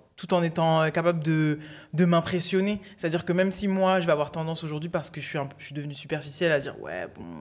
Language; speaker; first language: French; native; French